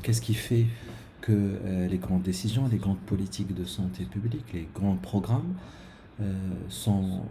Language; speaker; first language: French; non-native, local second language; Arabic